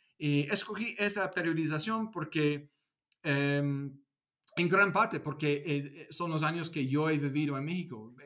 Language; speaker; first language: Spanish; non-native, fluent; English